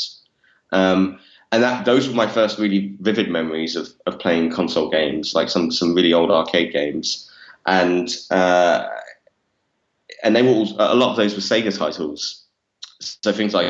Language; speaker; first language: English; native; English